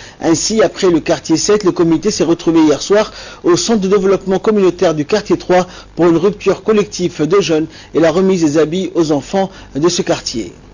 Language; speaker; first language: French; non-native, local second language; Somali